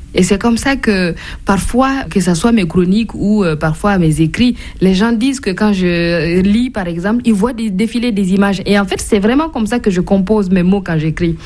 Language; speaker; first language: French; non-native, local second language; Mossi